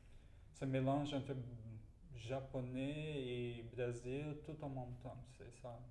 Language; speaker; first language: French; non-native, fluent; Portuguese